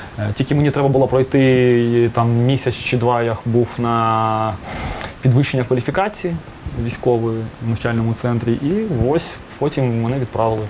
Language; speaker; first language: Ukrainian; non-native, local second language; Russian